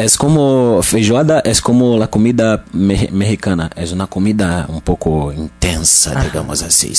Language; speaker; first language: Spanish; non-native, learner; Portuguese